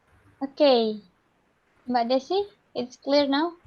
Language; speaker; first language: English; non-native, learner; Indonesian